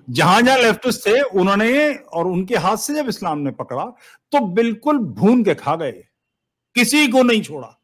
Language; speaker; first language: Hindi; native; Hindi